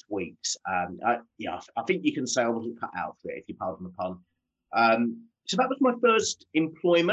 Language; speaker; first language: English; native; English